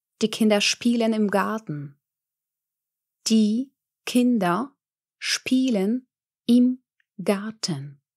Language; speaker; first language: German; non-native, fluent; Russian